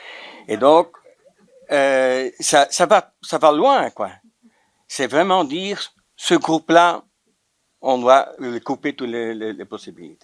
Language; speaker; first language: French; non-native, local second language; Dutch